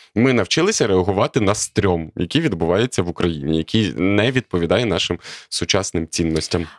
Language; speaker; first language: Ukrainian; native; Ukrainian